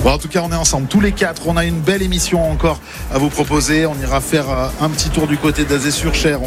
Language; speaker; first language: French; native; French